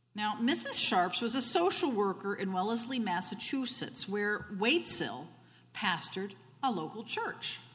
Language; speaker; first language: English; native; English